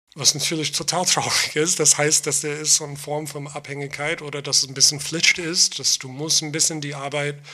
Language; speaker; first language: German; non-native, fluent; English